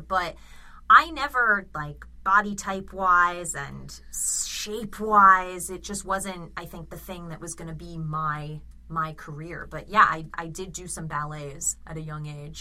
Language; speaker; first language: English; native; English